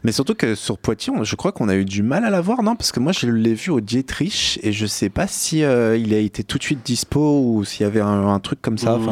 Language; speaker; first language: French; native; French